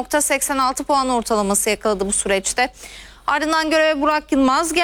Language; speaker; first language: Turkish; native; Turkish